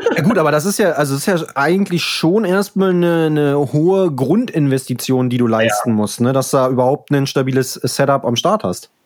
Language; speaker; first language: German; native; German